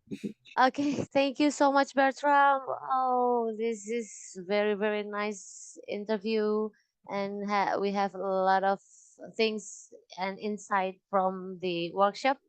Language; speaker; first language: English; non-native, local second language; Indonesian